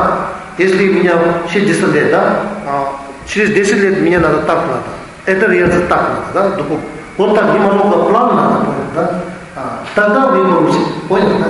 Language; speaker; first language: Russian; non-native, learner; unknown